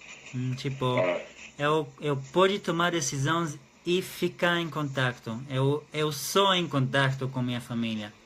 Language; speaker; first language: Portuguese; non-native, fluent; Hebrew